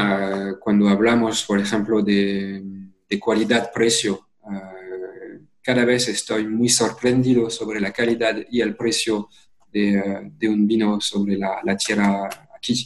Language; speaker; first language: Spanish; non-native, fluent; French